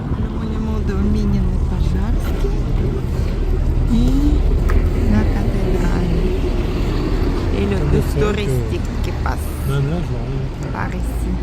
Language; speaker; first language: French; non-native, fluent; Russian